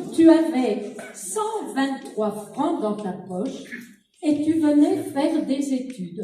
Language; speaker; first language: French; native; French